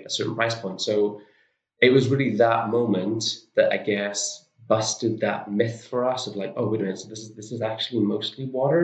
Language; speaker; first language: English; native; English